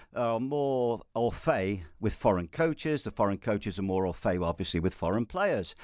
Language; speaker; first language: English; native; English